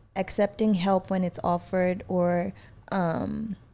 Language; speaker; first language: English; native; English